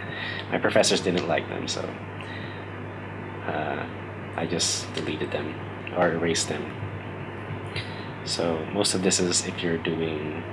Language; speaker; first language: English; native; English